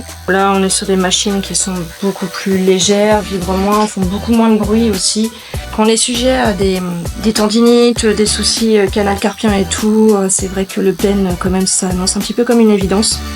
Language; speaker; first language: French; native; French